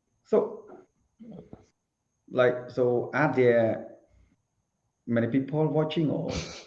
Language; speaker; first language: English; non-native, learner; Khmer